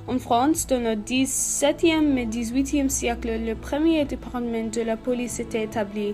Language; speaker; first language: French; non-native, learner; English